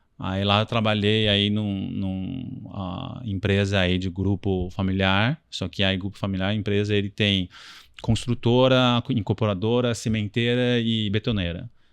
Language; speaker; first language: Portuguese; non-native, fluent; Chinese